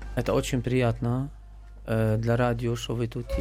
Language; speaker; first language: Russian; non-native, learner; Arabic